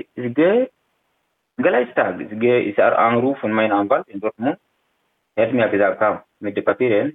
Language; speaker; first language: German; non-native, learner; Fula